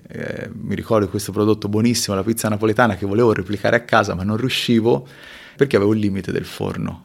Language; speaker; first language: Italian; early bilingual, other home language; Spanish